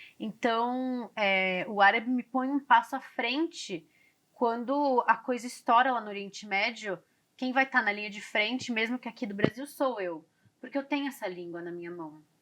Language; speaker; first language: Portuguese; native; Portuguese